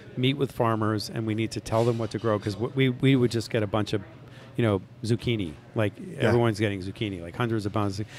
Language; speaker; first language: English; native; English